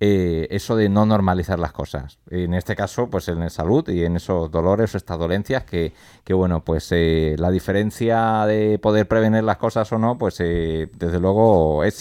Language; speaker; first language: Spanish; native; Spanish